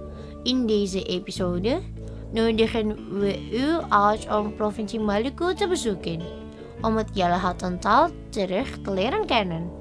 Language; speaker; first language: Dutch; non-native, learner; Indonesian